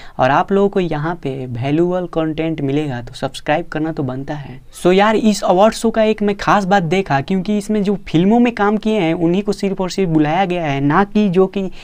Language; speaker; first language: Hindi; native; Hindi